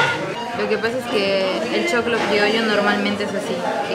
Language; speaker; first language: Spanish; native; Spanish